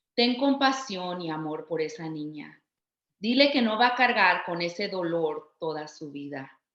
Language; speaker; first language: Spanish; early bilingual, other home language; English